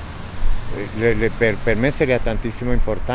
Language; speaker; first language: Italian; non-native, fluent; Spanish